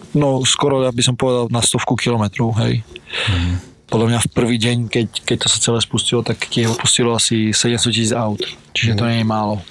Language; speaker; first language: Slovak; early bilingual, other home language; Ukrainian